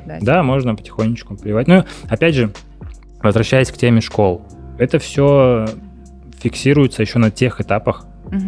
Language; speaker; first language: Russian; native; Russian